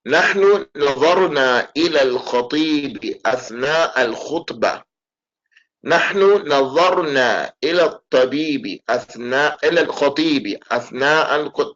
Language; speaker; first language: Arabic; non-native, fluent; English